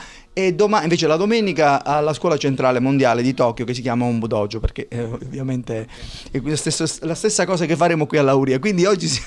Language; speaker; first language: Italian; native; Italian